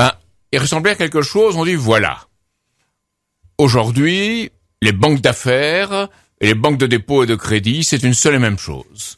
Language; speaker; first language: French; native; French